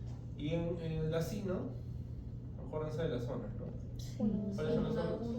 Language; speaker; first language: Spanish; native; Spanish